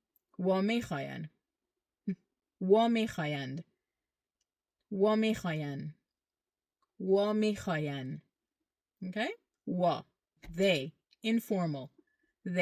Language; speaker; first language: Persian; early bilingual, heritage; Persian